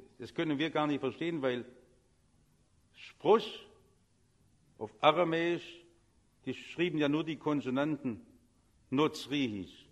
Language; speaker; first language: German; native; German